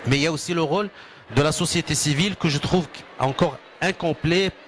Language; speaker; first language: French; non-native, local second language; Arabic